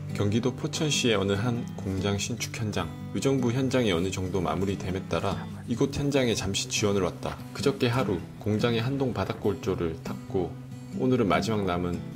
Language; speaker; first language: Korean; native; Korean